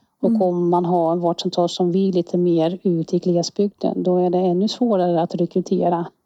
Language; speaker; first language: Swedish; non-native, fluent; Dutch